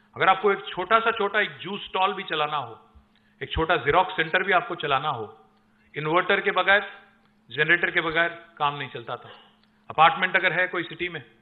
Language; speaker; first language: Hindi; non-native, local second language; Telugu